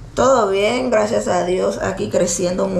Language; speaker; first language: Spanish; native; Spanish